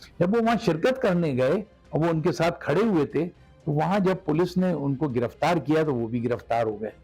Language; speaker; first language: Urdu; native; Urdu